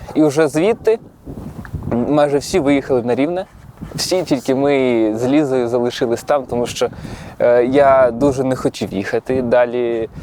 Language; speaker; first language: Ukrainian; native; Ukrainian